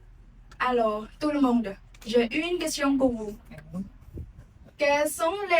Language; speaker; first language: French; non-native, learner; Khmer